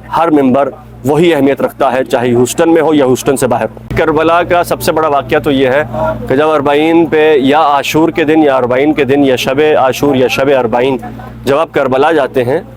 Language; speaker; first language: Urdu; native; Urdu